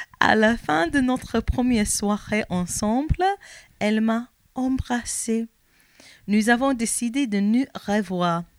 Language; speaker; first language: French; non-native, learner; English